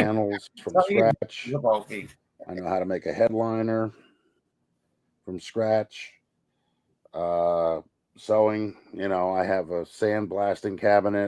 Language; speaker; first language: English; native; English